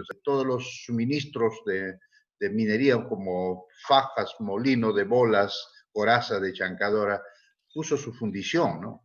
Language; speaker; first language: Spanish; native; Spanish